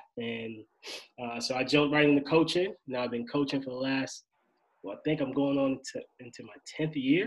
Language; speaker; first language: English; native; English